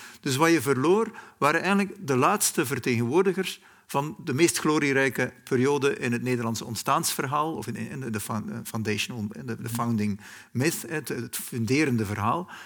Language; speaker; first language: Dutch; native; Dutch